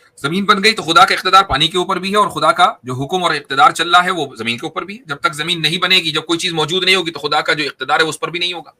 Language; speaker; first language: Urdu; native; Urdu